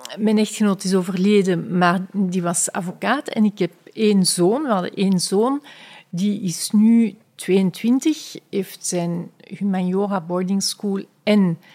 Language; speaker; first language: Dutch; native; Dutch